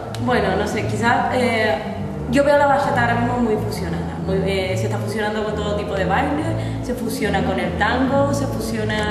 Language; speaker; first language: Spanish; native; Spanish